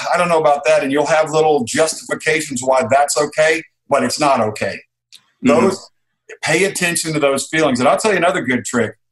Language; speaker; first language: English; native; English